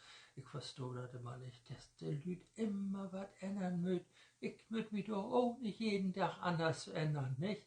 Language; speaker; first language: German; native; German